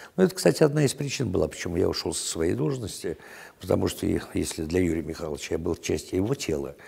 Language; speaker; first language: Russian; native; Russian